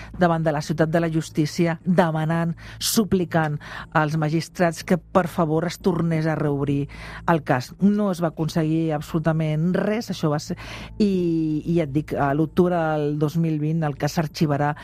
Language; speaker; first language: Catalan; non-native, local second language; Spanish